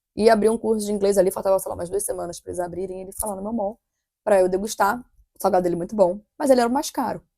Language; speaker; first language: Portuguese; native; Portuguese